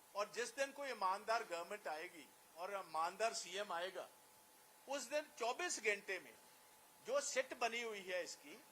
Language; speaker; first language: Hindi; non-native, local second language; Punjabi